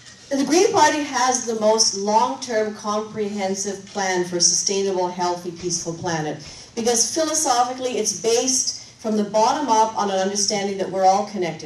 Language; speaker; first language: English; native; English